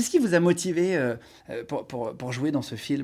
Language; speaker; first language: French; native; French